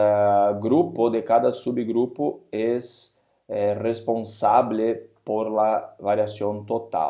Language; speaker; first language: Spanish; non-native, fluent; Portuguese